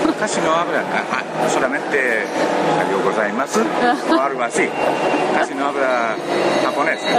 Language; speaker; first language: Spanish; non-native, fluent; Japanese